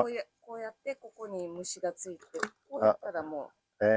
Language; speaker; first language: Japanese; native; Japanese